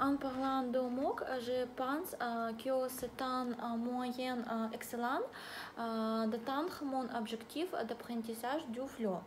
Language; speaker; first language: French; non-native, learner; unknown